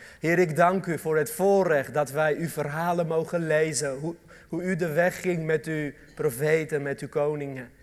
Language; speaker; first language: Dutch; early bilingual, other home language; Armenian